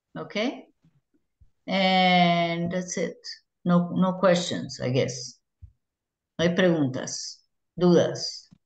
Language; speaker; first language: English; non-native, fluent; Spanish